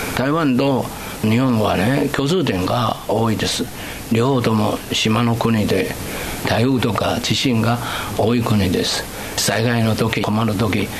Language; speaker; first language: Japanese; non-native, fluent; Chinese